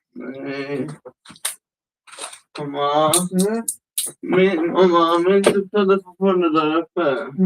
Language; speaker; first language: Swedish; early bilingual, other home language; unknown